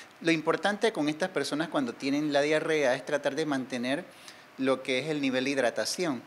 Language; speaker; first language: Spanish; native; Spanish